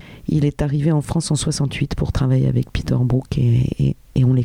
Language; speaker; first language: French; native; French